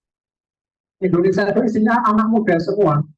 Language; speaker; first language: Indonesian; native; Indonesian